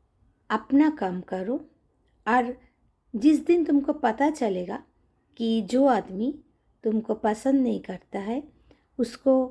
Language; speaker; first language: Hindi; non-native, local second language; Bangla